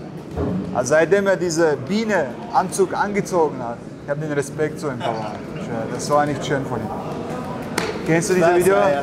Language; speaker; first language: German; non-native, learner; Chechen